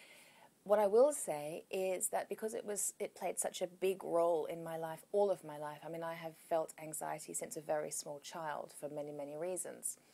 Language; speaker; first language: English; native; English